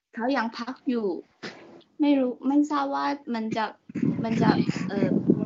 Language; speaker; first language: Thai; non-native, learner; Chinese